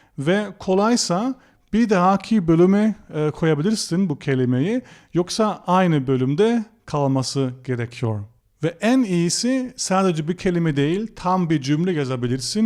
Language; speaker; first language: Turkish; non-native, fluent; German